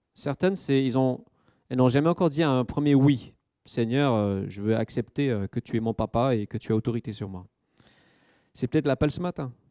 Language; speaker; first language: French; native; French